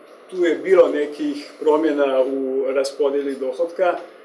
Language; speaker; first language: Serbian; non-native, fluent; Slovenian